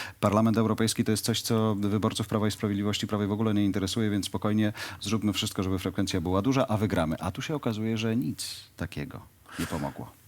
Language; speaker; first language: Polish; native; Polish